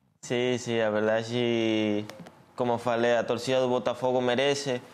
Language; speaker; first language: Portuguese; non-native, learner; Spanish